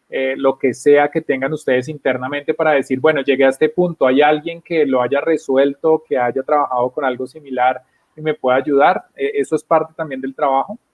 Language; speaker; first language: Spanish; native; Spanish